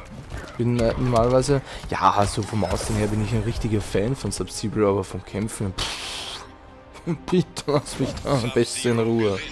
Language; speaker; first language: German; native; German